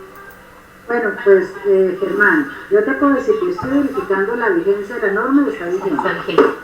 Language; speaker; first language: Spanish; native; Spanish